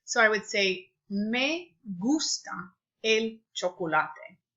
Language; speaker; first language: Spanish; non-native, fluent; English